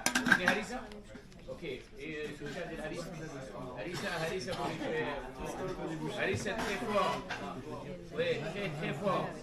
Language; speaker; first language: French; non-native, learner; Arabic